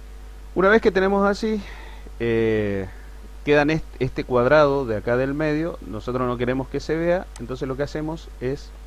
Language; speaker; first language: Spanish; native; Spanish